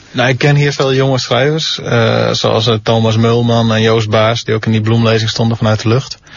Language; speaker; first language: Dutch; non-native, local second language; Western Frisian